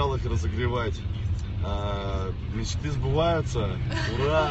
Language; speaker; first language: Russian; native; Russian